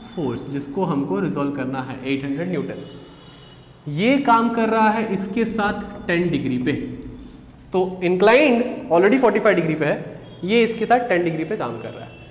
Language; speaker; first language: Hindi; native; Hindi